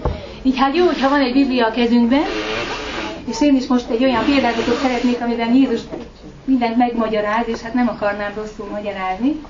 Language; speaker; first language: Hungarian; native; Hungarian